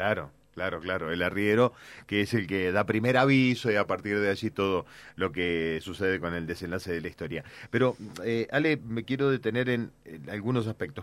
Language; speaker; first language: Spanish; native; Spanish